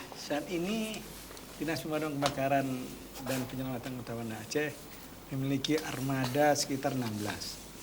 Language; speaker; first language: Malay; native; Malay